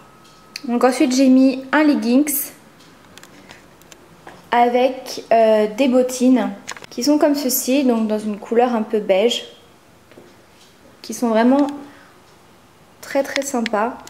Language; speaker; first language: French; native; French